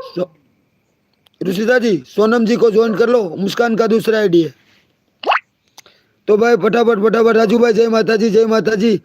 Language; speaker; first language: Hindi; non-native, local second language; Gujarati